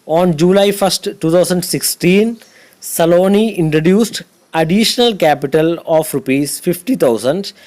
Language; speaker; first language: English; non-native, local second language; Malayalam